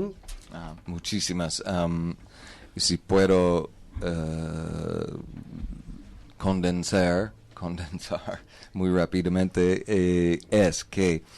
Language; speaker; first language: Spanish; non-native, learner; English